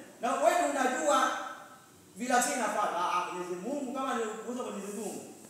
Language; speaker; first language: Swahili; non-native, local second language; Luo (Kenya and Tanzania)